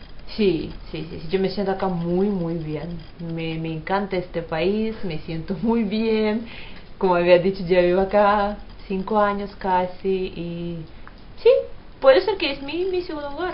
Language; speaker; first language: Spanish; non-native, fluent; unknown